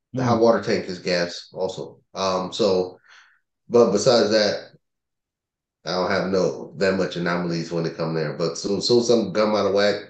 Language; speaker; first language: English; native; English